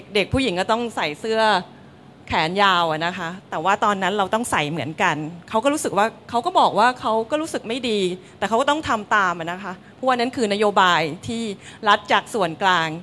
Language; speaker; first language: Thai; native; Thai